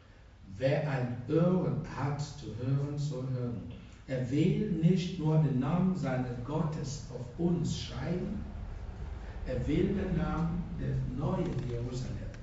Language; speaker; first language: German; non-native, fluent; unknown